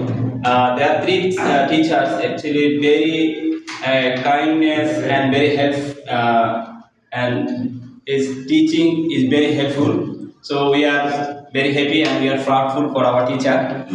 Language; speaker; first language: English; non-native, learner; Bangla